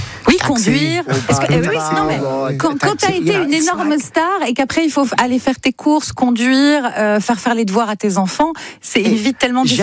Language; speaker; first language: French; native; French